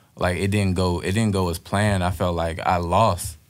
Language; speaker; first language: English; native; English